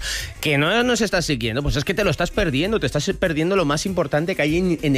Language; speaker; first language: Spanish; native; Spanish